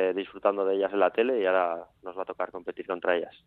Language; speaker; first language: Spanish; native; Spanish